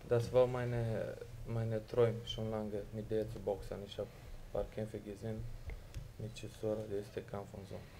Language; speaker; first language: German; non-native, learner; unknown